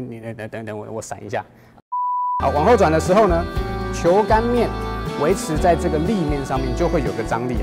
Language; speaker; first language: Chinese; native; Chinese